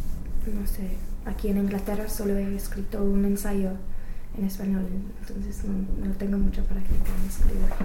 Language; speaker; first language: Spanish; non-native, learner; English